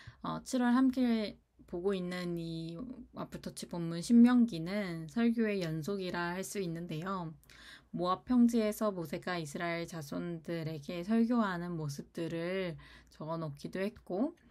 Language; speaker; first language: Korean; native; Korean